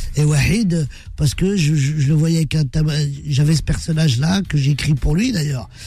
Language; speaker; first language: French; early bilingual, other home language; Arabic